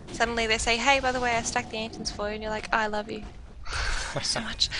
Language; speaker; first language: English; native; English